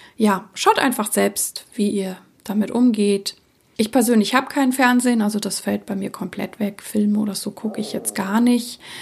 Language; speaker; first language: German; early bilingual, other home language; Czech